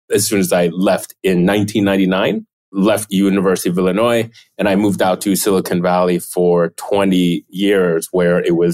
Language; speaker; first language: English; early bilingual, other home language; Chinese